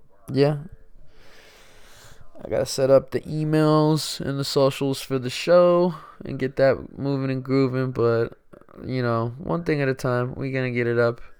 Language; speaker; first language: English; early bilingual, other home language; Spanish